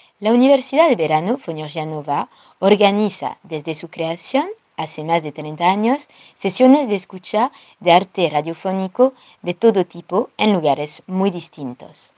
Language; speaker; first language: Spanish; non-native, fluent; French